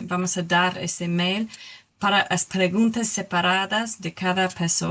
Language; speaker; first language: Portuguese; non-native, learner; English